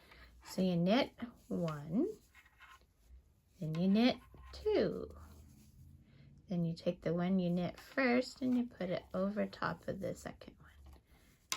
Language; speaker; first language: English; native; English